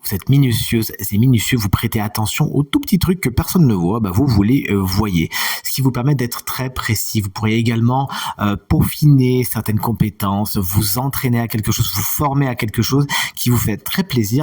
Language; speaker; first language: French; native; French